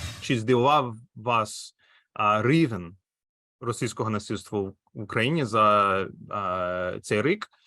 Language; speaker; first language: Ukrainian; non-native, fluent; English